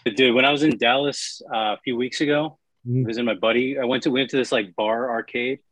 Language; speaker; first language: English; native; English